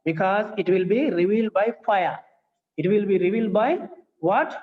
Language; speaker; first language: English; non-native, local second language; Telugu